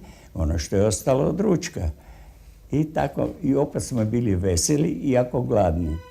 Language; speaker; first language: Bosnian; non-native, fluent; Russian